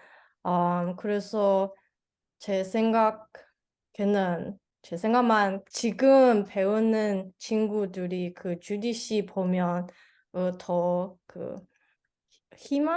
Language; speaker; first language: Korean; non-native, learner; English